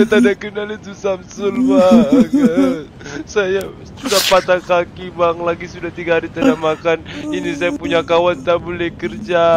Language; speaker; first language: Malay; native; Malay